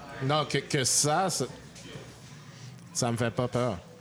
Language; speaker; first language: French; native; French